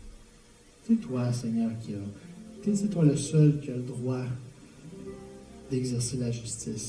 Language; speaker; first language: French; native; French